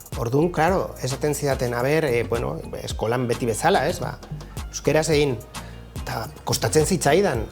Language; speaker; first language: Basque; non-native, local second language; Spanish